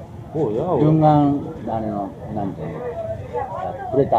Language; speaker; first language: Japanese; native; Japanese